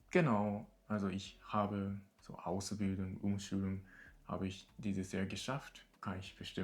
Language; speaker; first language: German; non-native, learner; Japanese